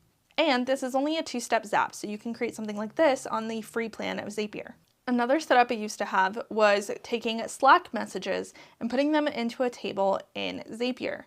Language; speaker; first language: English; native; English